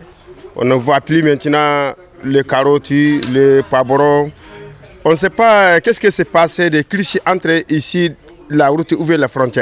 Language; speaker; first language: French; non-native, learner; Arabic